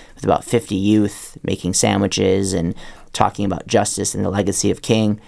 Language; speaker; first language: English; native; English